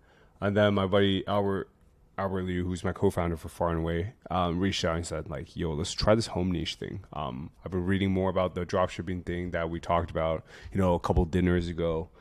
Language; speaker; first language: English; native; English